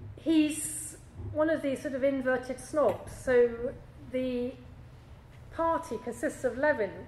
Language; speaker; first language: English; native; English